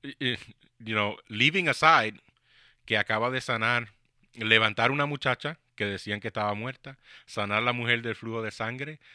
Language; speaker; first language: Spanish; early bilingual, heritage; Spanish